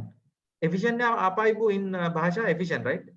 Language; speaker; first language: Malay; non-native, learner; Sinhala